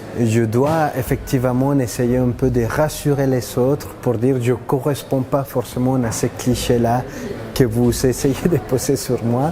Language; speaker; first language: French; non-native, fluent; Spanish